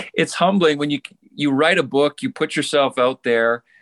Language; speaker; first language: English; native; English